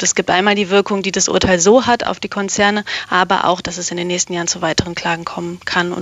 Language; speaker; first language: German; native; German